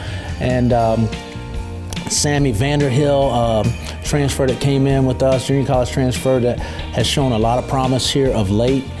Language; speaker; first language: English; native; English